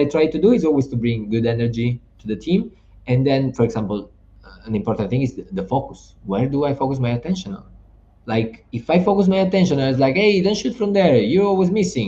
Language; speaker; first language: English; non-native, fluent; Italian